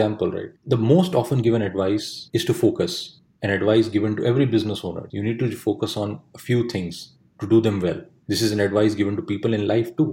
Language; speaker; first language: English; non-native, local second language; Hindi